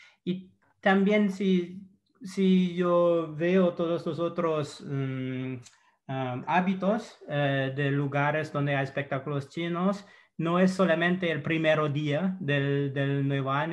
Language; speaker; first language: Spanish; non-native, fluent; English